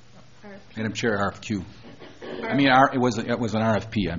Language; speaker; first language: English; native; English